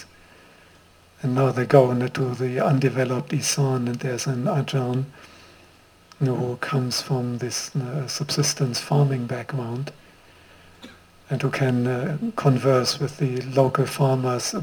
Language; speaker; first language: English; non-native, fluent; German